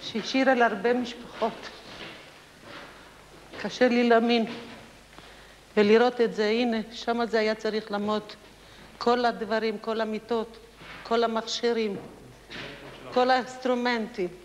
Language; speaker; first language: Hebrew; non-native, fluent; Ladino